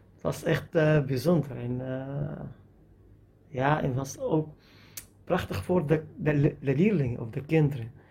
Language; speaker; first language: Dutch; non-native, learner; Arabic